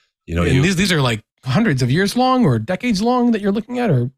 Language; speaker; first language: English; native; English